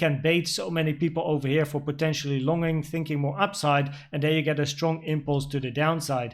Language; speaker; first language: English; non-native, fluent; Dutch